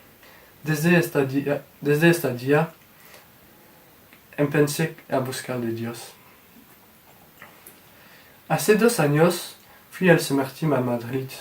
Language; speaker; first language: Spanish; non-native, learner; French